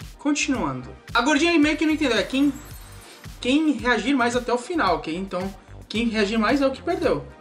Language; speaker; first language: Portuguese; native; Portuguese